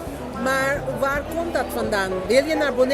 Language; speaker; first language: Dutch; non-native, local second language; Papiamento